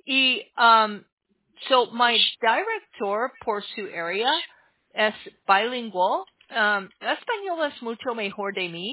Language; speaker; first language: Spanish; non-native, learner; English